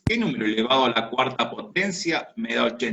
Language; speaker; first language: Spanish; native; Spanish